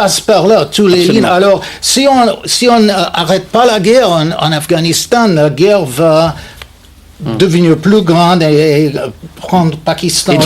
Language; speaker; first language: French; non-native, fluent; English